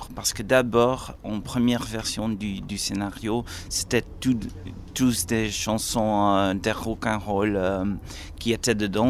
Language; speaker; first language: French; non-native, local second language; Dutch